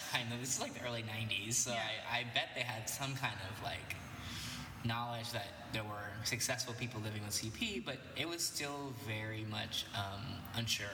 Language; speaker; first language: English; native; English